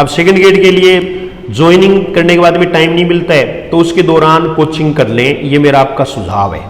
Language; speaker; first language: Hindi; native; Hindi